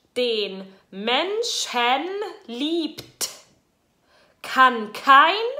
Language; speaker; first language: Spanish; non-native, fluent; German